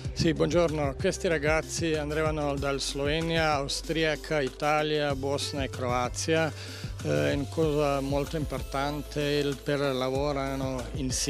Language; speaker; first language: Italian; non-native, learner; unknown